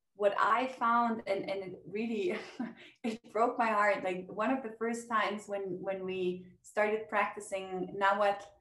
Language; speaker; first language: English; non-native, fluent; German